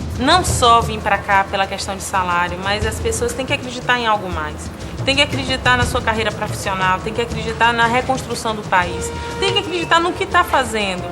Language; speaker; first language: Portuguese; native; Portuguese